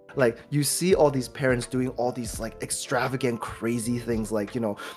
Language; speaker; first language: English; early bilingual, other home language; Chinese